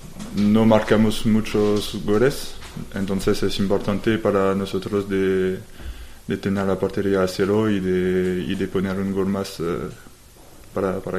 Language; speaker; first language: Spanish; non-native, learner; French